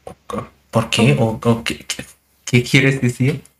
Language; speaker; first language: Spanish; non-native, learner; German